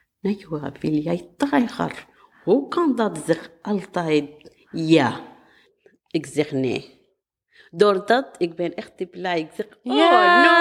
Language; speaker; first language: Dutch; non-native, learner; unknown